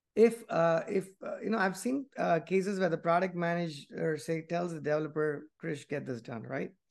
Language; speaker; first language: English; non-native, local second language; Tamil